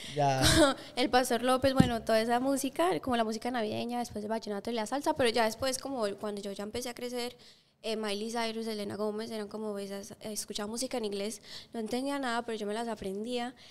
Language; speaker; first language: Spanish; native; Spanish